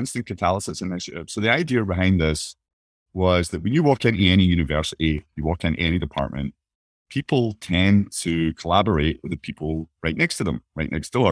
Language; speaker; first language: English; native; English